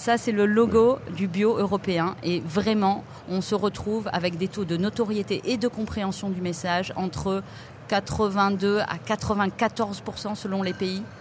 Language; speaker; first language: French; native; French